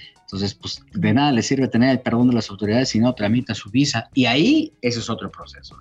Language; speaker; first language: Spanish; native; Spanish